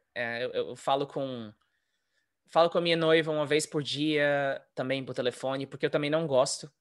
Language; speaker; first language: Portuguese; native; Portuguese